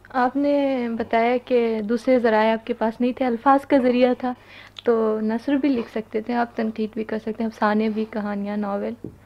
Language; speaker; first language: Urdu; native; Urdu